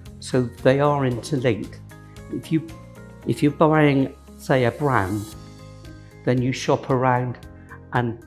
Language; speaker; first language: English; native; English